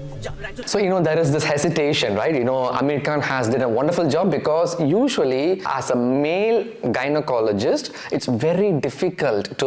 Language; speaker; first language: English; non-native, local second language; Tamil